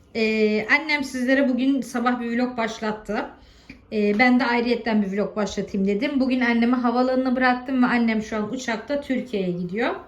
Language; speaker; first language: Turkish; early bilingual, heritage; Turkish